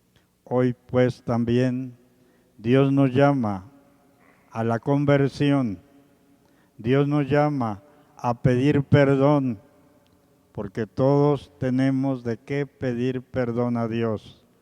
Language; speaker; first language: Spanish; native; Spanish